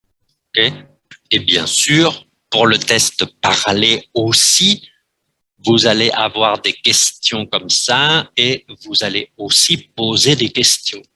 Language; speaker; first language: French; non-native, fluent; Vietnamese